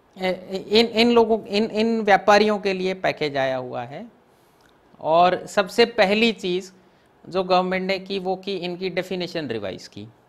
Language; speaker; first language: Hindi; non-native, local second language; Gujarati